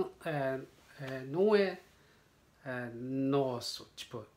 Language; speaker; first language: Portuguese; non-native, learner; Japanese